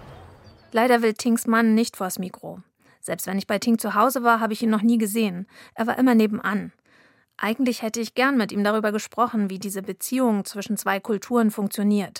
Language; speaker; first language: German; native; German